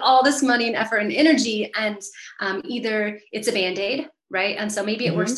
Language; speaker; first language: English; native; English